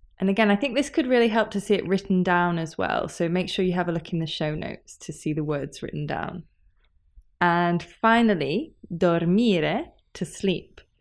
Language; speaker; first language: English; native; English